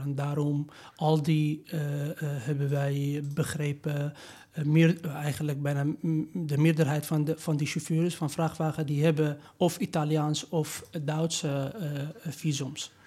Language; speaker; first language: Dutch; non-native, learner; Persian